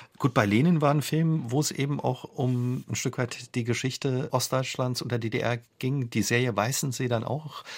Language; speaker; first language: German; native; German